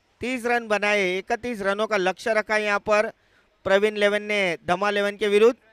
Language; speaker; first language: Hindi; non-native, local second language; Marathi